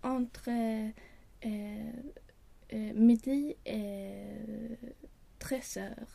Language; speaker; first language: French; non-native, learner; Swedish